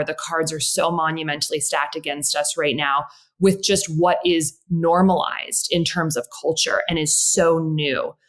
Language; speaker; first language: English; native; English